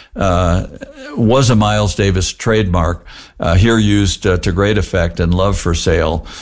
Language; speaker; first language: English; native; English